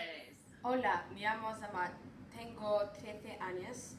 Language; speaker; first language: Spanish; non-native, learner; Russian